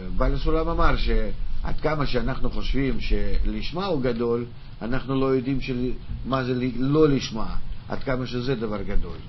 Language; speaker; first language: Hebrew; non-native, fluent; Russian